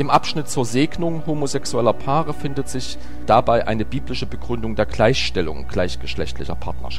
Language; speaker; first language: German; native; German